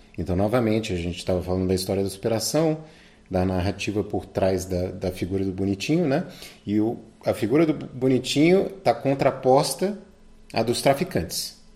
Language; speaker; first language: Portuguese; native; Portuguese